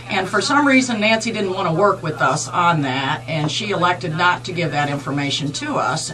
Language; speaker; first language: English; native; English